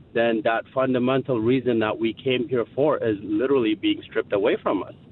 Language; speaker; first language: English; non-native, fluent; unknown